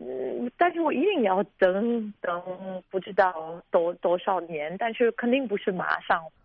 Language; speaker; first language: Chinese; non-native, fluent; German